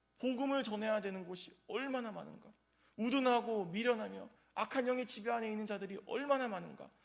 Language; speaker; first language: Korean; native; Korean